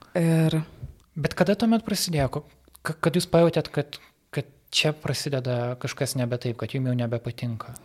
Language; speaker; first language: Lithuanian; native; Lithuanian